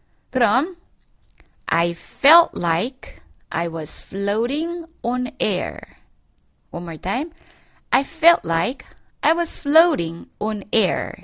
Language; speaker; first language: English; non-native, fluent; Korean